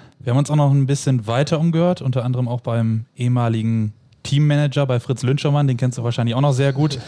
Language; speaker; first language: German; native; German